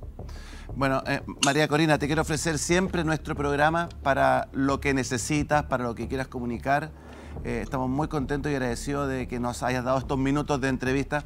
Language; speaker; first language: Spanish; native; Spanish